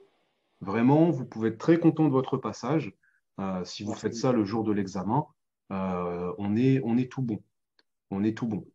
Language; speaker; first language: French; native; French